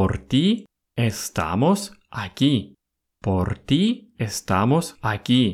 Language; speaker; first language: Spanish; non-native, fluent; Russian